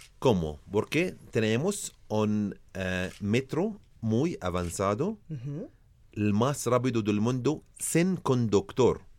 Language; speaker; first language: Spanish; non-native, learner; Arabic